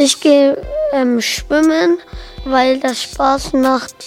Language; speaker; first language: German; early bilingual, other home language; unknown